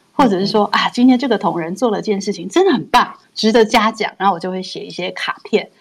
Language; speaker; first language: Chinese; native; Chinese